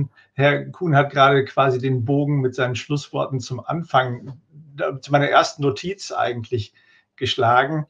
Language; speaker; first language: German; native; German